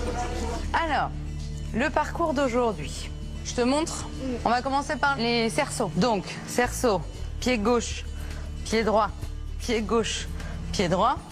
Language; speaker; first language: French; native; French